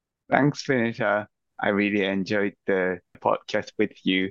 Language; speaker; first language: English; non-native, fluent; Japanese